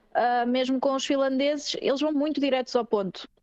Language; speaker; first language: Portuguese; native; Portuguese